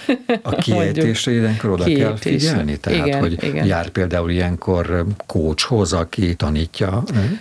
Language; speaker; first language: Hungarian; native; Hungarian